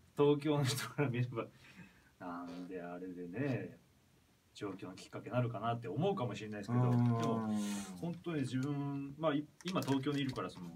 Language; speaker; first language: Japanese; native; Japanese